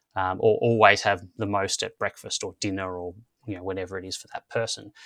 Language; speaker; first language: English; native; English